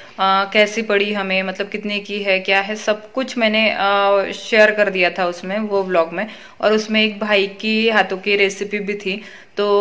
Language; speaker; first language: Hindi; native; Hindi